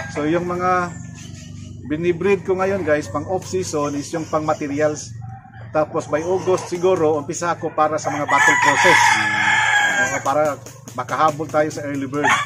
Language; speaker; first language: Filipino; non-native, local second language; Cebuano